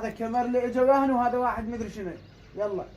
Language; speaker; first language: Arabic; native; Arabic